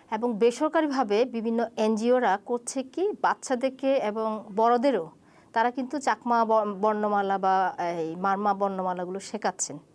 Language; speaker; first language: Bangla; non-native, local second language; Chakma